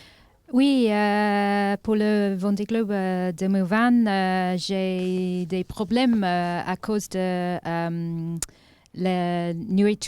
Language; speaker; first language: French; non-native, learner; English